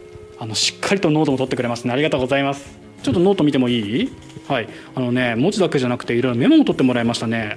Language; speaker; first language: Japanese; native; Japanese